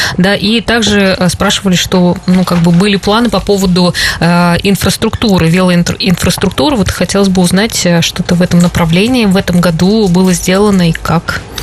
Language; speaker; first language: Russian; native; Russian